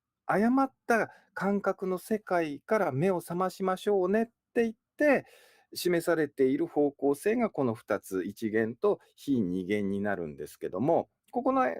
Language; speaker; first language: Japanese; native; Japanese